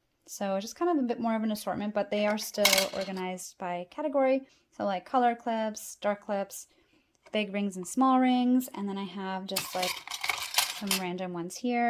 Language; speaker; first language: English; native; English